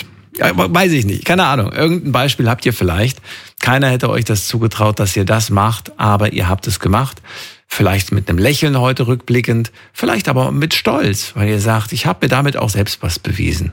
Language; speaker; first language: German; native; German